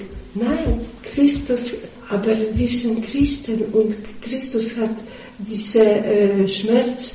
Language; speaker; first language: German; non-native, learner; Polish